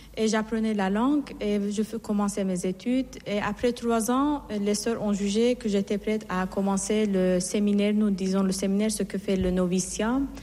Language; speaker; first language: French; non-native, fluent; Persian